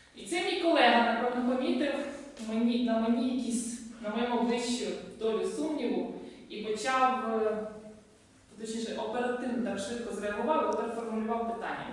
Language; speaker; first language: Ukrainian; non-native, local second language; Russian